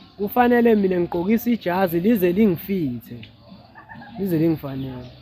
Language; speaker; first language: Zulu; native; Zulu